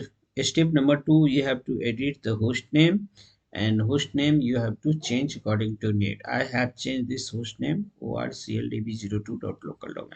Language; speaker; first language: English; non-native, local second language; Hindi